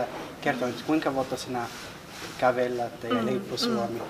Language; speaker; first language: Finnish; non-native, learner; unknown